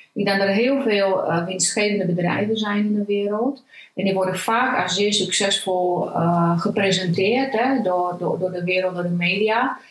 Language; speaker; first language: Dutch; non-native, fluent; Romanian